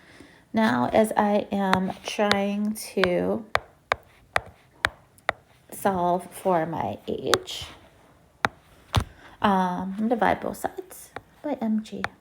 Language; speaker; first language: English; native; English